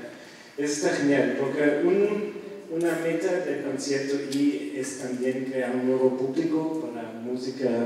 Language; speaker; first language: Spanish; non-native, fluent; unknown